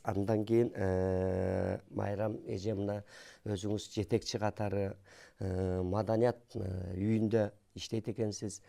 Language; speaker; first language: Kyrgyz; native; Kyrgyz